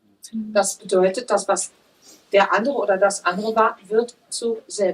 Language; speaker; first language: German; native; German